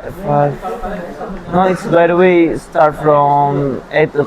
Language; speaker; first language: English; non-native, learner; Indonesian